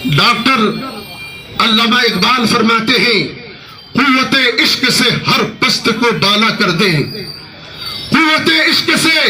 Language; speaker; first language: Urdu; native; Urdu